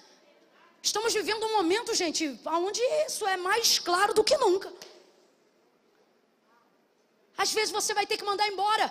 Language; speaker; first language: Portuguese; native; Portuguese